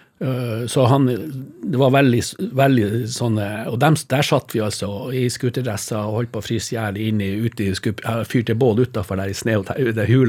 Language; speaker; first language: Norwegian; native; Norwegian